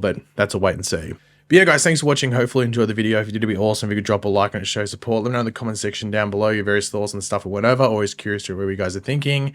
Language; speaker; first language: English; native; English